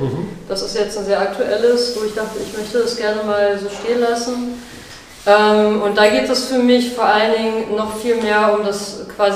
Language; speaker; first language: German; native; German